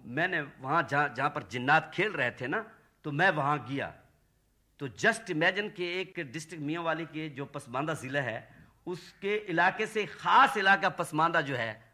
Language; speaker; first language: Urdu; non-native, local second language; Saraiki